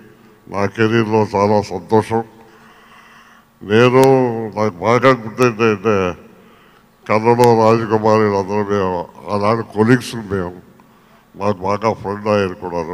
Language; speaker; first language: Telugu; native; Telugu